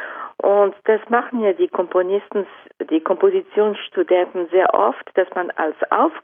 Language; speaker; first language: German; non-native, fluent; Japanese